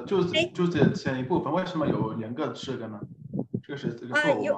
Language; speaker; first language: Chinese; non-native, fluent; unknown